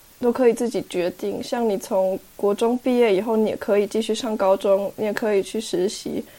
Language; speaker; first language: Chinese; early bilingual, heritage; Chinese